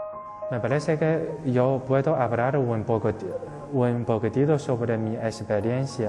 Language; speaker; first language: Spanish; non-native, fluent; Chinese